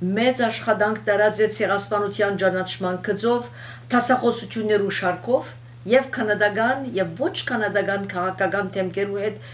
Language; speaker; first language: Armenian; early bilingual, heritage; Armenian